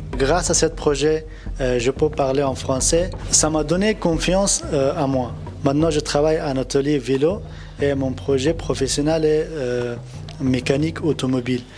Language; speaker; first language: French; non-native, learner; Persian